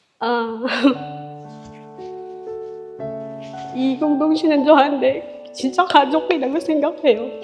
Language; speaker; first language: Korean; non-native, learner; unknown